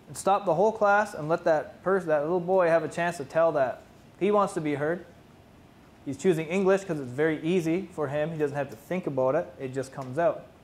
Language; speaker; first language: English; native; English